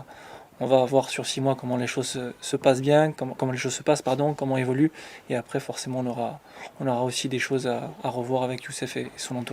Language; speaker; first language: French; native; French